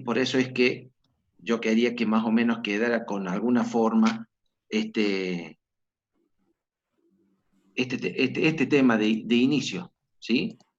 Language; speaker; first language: Spanish; native; Spanish